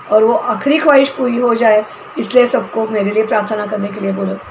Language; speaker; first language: Hindi; non-native, local second language; Marathi